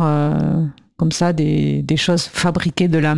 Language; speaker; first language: French; native; French